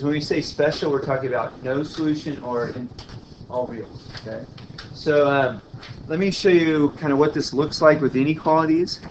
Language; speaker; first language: English; native; English